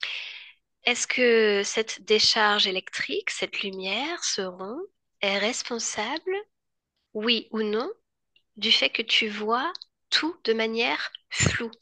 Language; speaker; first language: French; native; French